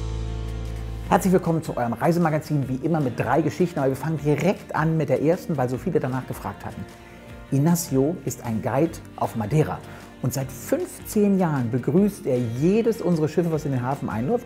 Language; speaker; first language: German; native; German